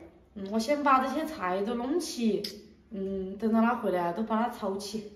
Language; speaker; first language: Chinese; native; Chinese